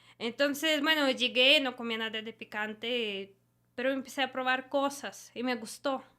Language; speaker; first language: Spanish; non-native, fluent; Russian